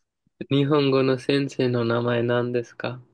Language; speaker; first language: Japanese; non-native, fluent; Bangla